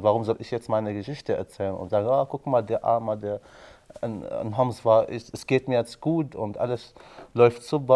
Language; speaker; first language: German; non-native, fluent; Arabic